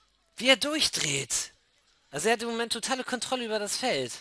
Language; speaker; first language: German; native; German